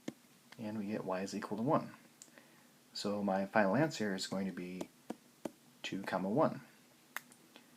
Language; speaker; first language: English; native; English